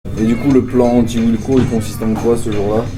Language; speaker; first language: French; native; French